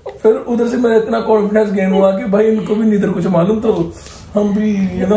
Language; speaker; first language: Hindi; non-native, local second language; Punjabi